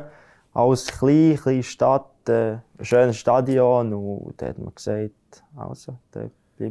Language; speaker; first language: German; non-native, fluent; Latvian